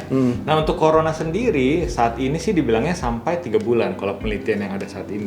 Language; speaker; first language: Indonesian; native; Indonesian